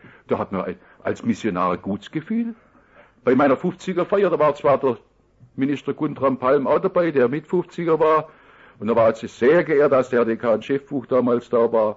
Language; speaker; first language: German; native; German